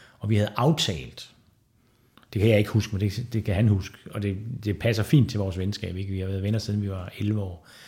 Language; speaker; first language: Danish; native; Danish